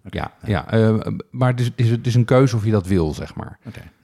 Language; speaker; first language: Dutch; native; Dutch